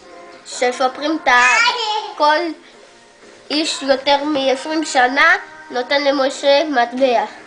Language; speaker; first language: Hebrew; early bilingual, other home language; Spanish